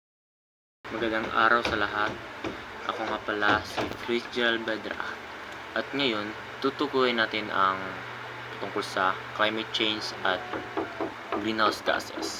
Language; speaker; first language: Filipino; native; Filipino